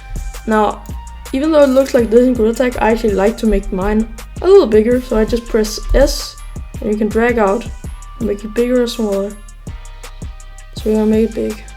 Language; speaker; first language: English; native; English